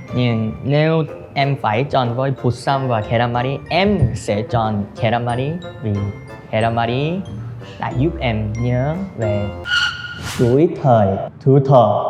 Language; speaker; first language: Vietnamese; non-native, learner; Korean